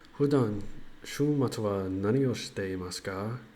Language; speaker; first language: Japanese; non-native, learner; English